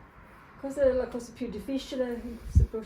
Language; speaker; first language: Italian; non-native, learner; English